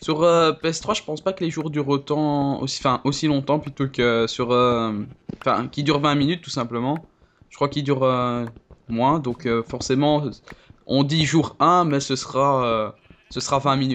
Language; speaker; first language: French; native; French